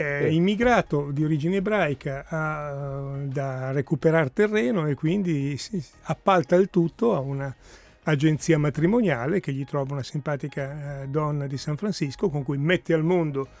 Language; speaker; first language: Italian; native; Italian